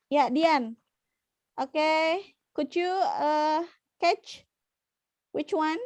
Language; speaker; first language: English; non-native, fluent; Indonesian